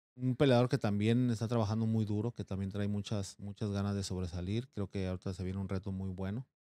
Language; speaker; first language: Spanish; native; Spanish